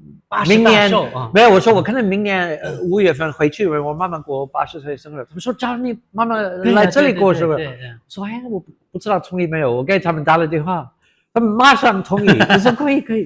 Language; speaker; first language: Chinese; non-native, fluent; English